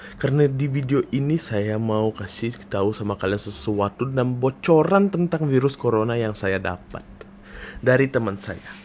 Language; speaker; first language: Indonesian; non-native, fluent; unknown